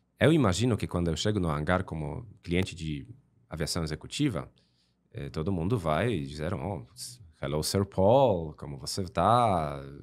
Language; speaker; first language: Portuguese; non-native, fluent; Polish